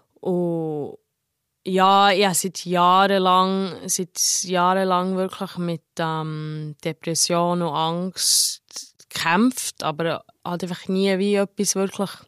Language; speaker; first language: German; early bilingual, heritage; German